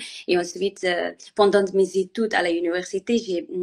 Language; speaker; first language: French; non-native, learner; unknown